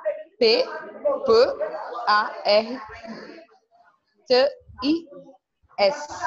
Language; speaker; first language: French; non-native, learner; Portuguese